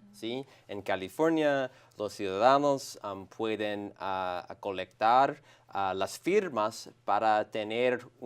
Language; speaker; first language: Spanish; non-native, learner; English